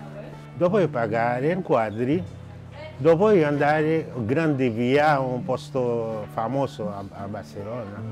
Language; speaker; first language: Italian; non-native, learner; Haitian Creole